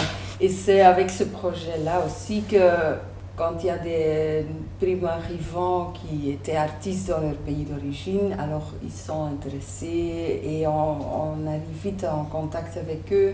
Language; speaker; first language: French; native; French